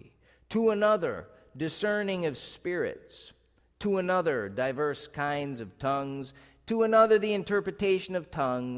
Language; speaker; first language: English; native; English